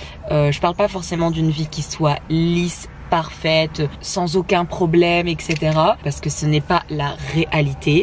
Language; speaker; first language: French; native; French